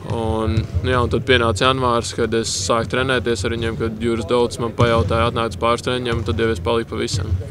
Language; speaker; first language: Latvian; native; Latvian